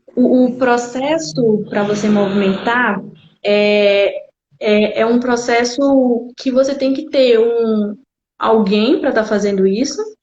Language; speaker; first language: Portuguese; native; Portuguese